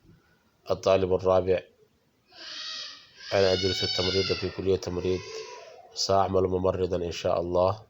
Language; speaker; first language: Arabic; non-native, fluent; Somali